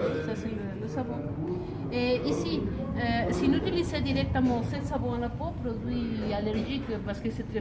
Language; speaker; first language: French; non-native, learner; Spanish